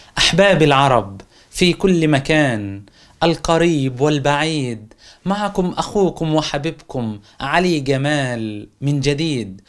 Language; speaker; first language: Arabic; native; Arabic